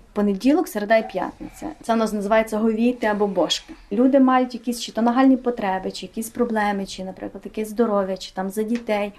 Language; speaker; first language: Ukrainian; native; Ukrainian